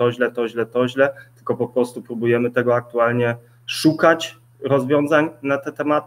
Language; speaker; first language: Polish; early bilingual, heritage; Polish